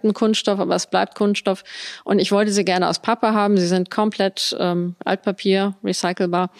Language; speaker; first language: German; native; German